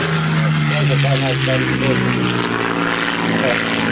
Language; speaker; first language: Finnish; native; Finnish